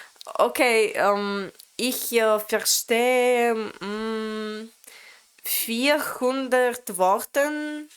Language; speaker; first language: German; non-native, learner; Latvian